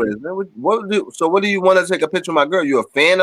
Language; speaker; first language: English; native; English